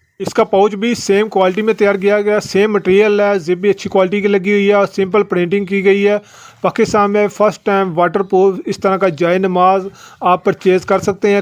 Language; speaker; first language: Hindi; non-native, local second language; Punjabi